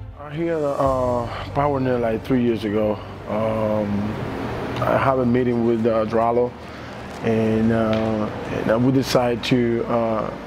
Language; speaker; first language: English; non-native, learner; Spanish